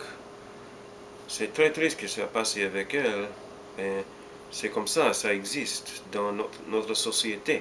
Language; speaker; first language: French; early bilingual, heritage; French